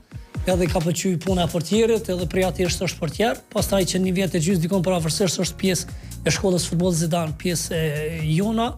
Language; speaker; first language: Albanian; native; Albanian